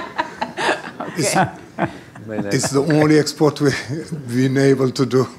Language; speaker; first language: English; non-native, fluent; Portuguese